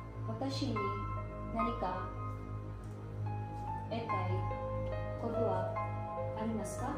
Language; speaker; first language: Japanese; non-native, learner; Filipino